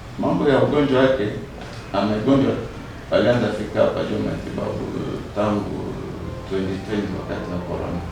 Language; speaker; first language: Swahili; native; Swahili